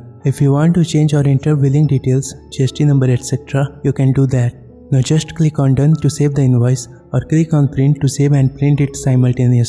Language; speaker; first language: English; non-native, local second language; Hindi